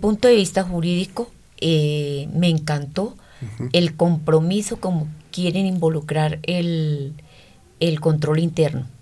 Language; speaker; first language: Spanish; native; Spanish